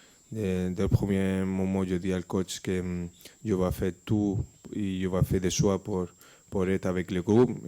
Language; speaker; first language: French; non-native, fluent; Spanish